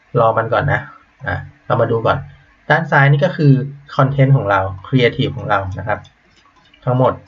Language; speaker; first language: Thai; native; Thai